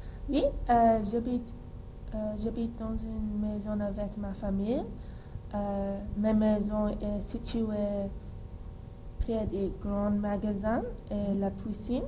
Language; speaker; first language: French; non-native, learner; English